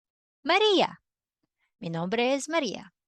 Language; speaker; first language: Spanish; non-native, fluent; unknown